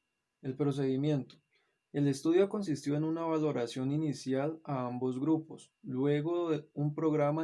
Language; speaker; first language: Spanish; native; Spanish